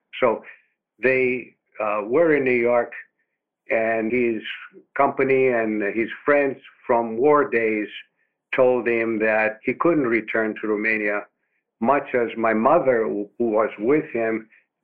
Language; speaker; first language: English; non-native, fluent; Romanian